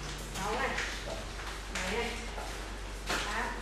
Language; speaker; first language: Vietnamese; native; Vietnamese